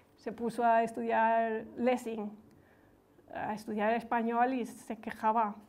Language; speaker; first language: Spanish; non-native, fluent; German